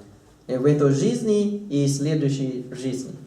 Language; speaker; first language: Russian; non-native, learner; Thai